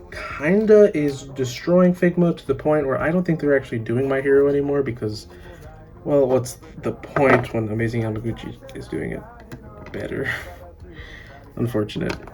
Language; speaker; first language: English; native; English